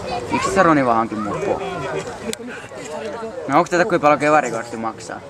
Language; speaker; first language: Finnish; native; Finnish